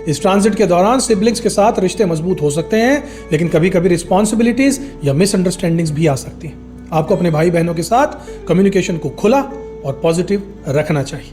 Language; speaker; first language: Hindi; native; Hindi